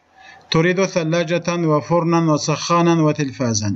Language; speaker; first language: Arabic; non-native, fluent; Turkish